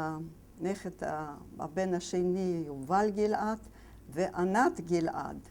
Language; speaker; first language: Hebrew; non-native, fluent; Yiddish